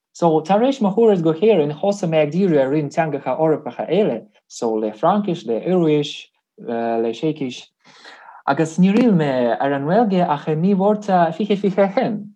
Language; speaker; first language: Irish; non-native, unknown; Russian